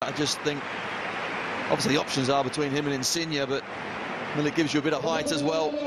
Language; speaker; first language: English; native; English